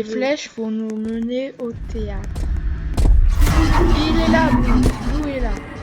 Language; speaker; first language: French; native; French